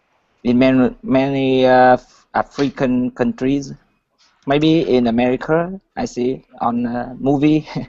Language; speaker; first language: English; non-native, learner; Vietnamese